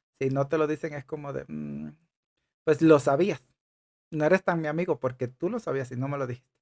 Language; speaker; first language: Spanish; native; Spanish